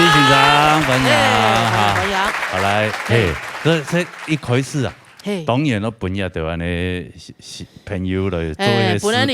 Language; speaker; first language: Chinese; native; Chinese